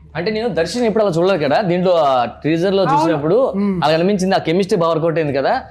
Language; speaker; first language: Telugu; native; Telugu